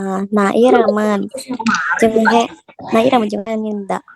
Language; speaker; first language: Korean; non-native, learner; Indonesian